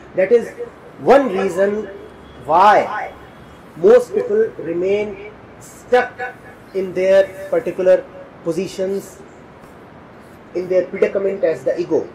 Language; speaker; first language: English; non-native, local second language; Hindi